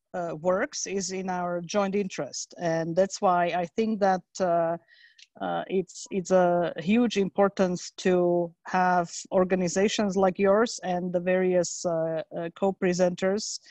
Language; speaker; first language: English; non-native, fluent; Slovak